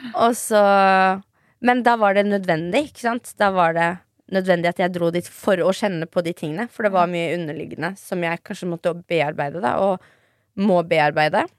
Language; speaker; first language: Norwegian; early bilingual, other home language; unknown